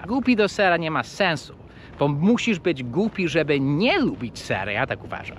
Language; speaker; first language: Polish; non-native, fluent; English